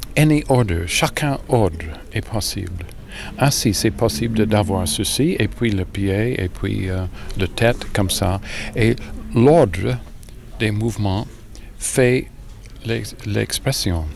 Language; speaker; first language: French; non-native, learner; English